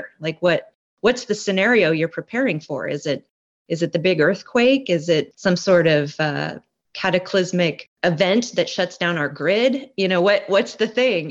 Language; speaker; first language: English; native; English